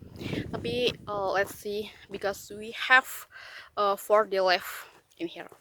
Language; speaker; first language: English; non-native, learner; Indonesian